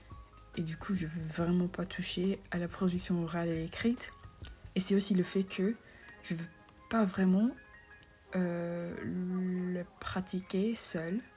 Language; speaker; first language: French; non-native, fluent; English